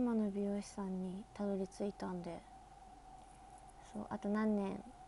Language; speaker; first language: Japanese; native; Japanese